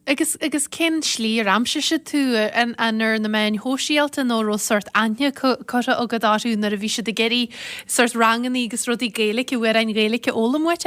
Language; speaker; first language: Irish; native; Irish